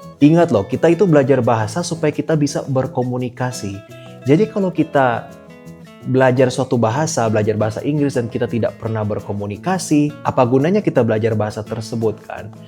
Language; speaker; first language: Indonesian; native; Indonesian